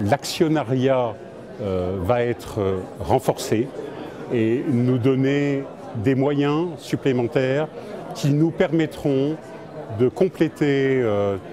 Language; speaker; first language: French; native; French